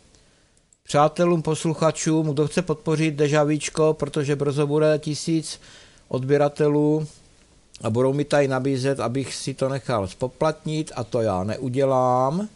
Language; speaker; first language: Czech; native; Czech